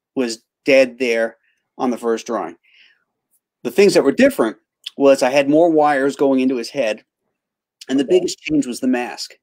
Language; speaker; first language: English; native; English